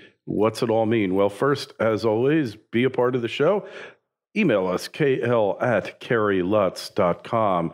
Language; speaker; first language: English; native; English